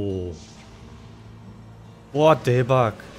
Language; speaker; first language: Korean; non-native, fluent; German